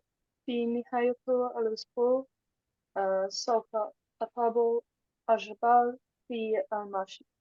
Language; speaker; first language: Arabic; non-native, learner; English